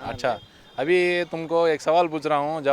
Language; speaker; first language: Hindi; non-native, local second language; Telugu